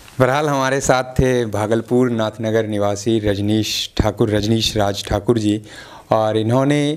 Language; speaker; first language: Hindi; native; Hindi